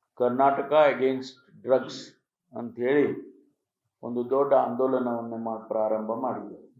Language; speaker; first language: Kannada; native; Kannada